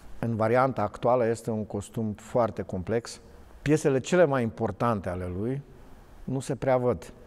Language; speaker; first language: Romanian; non-native, local second language; Bulgarian